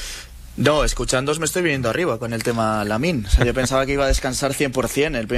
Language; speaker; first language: Spanish; native; Spanish